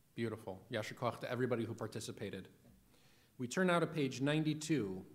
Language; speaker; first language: English; native; English